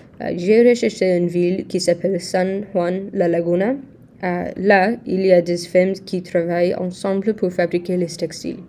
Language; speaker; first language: French; non-native, learner; English